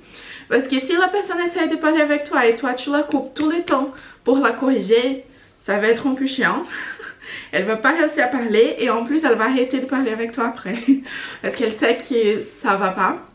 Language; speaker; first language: French; non-native, fluent; Portuguese